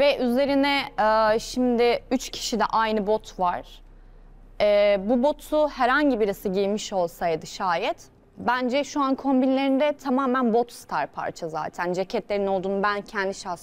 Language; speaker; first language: Turkish; native; Turkish